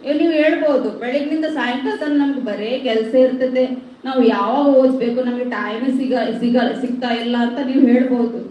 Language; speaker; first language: Kannada; non-native, local second language; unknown